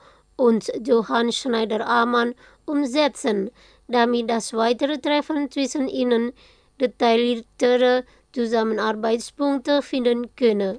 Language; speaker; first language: German; non-native, learner; Indonesian